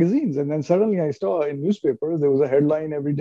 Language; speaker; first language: English; non-native, local second language; Hindi